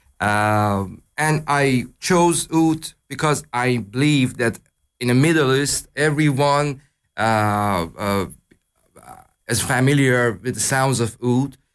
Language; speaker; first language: English; non-native, learner; Persian